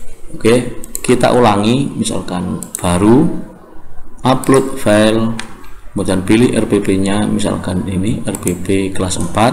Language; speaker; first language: Indonesian; native; Indonesian